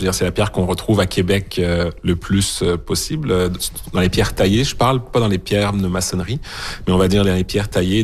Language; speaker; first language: French; native; French